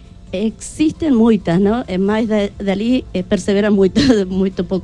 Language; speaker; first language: Portuguese; non-native, learner; Spanish